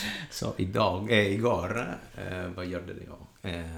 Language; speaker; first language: Swedish; non-native, learner; Italian